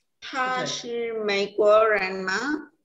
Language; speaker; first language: Chinese; non-native, learner; Spanish